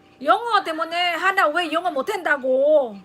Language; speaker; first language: Korean; non-native, learner; Filipino